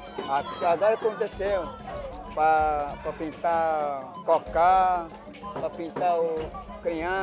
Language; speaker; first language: Portuguese; non-native, local second language; Ticuna